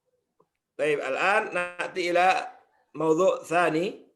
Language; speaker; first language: Arabic; non-native, fluent; Indonesian